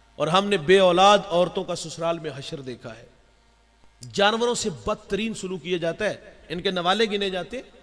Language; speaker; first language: Urdu; non-native, local second language; Punjabi